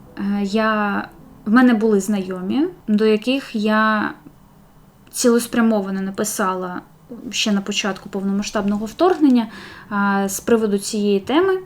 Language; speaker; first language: Ukrainian; non-native, local second language; Russian